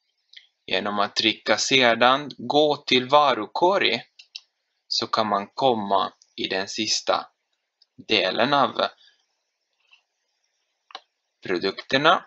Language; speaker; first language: Swedish; non-native, fluent; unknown